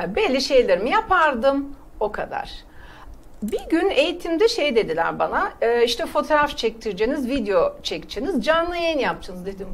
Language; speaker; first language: Turkish; early bilingual, heritage; Turkish